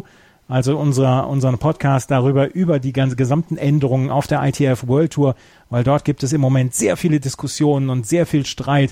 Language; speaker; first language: German; native; German